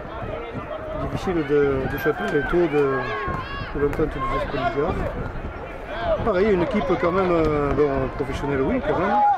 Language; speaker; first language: French; native; French